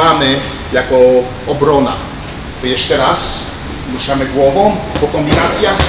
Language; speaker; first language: Polish; early bilingual, heritage; Polish